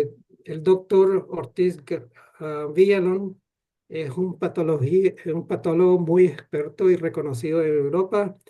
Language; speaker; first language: Spanish; non-native, fluent; English